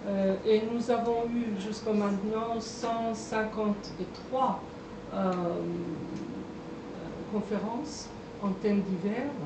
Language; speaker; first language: French; non-native, fluent; Persian